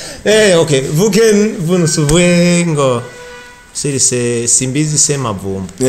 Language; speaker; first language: French; non-native, learner; Rundi